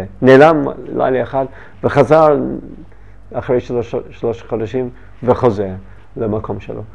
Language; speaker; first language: Hebrew; non-native, learner; English